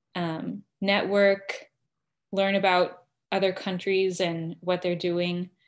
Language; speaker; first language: English; native; English